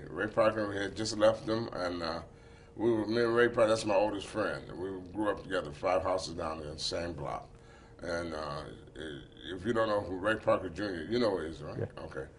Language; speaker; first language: English; native; English